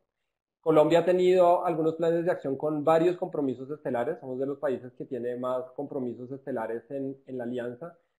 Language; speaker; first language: Spanish; native; Spanish